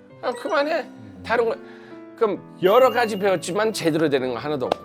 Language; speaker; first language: Korean; non-native, fluent; English